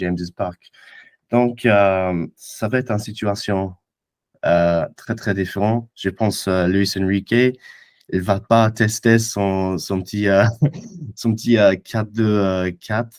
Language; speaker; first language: French; non-native, fluent; English